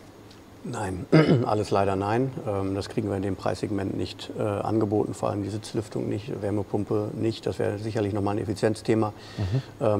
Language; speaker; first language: German; native; German